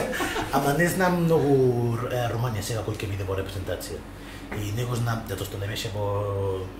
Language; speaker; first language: Macedonian; non-native, learner; Spanish